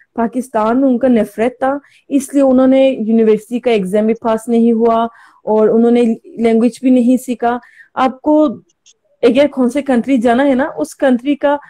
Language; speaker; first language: Hindi; non-native, learner; Turkish